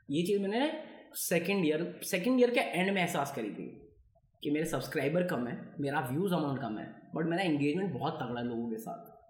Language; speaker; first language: Hindi; native; Hindi